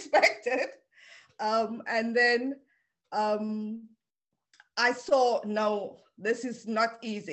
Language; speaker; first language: English; non-native, local second language; Afrikaans